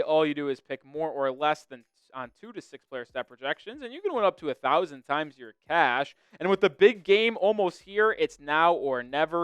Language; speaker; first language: English; native; English